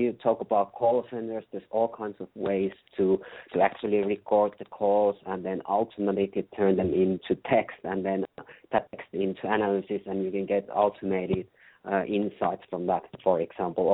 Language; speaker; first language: English; non-native, fluent; Finnish